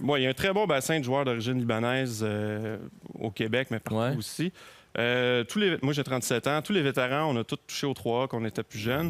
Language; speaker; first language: French; native; French